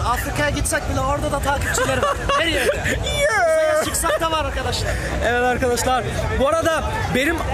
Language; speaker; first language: Turkish; early bilingual, heritage; Turkish